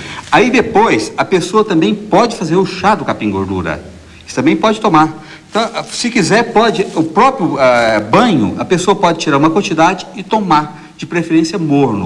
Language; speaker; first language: Portuguese; native; Portuguese